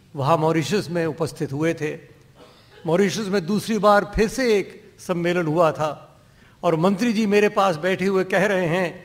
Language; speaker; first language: Hindi; non-native, local second language; Dogri